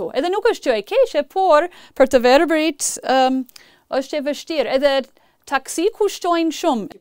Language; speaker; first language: Albanian; non-native, fluent; English